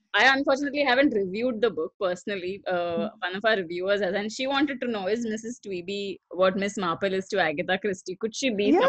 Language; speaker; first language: English; non-native, local second language; Gujarati